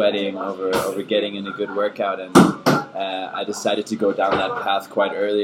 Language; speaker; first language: English; early bilingual, other home language; German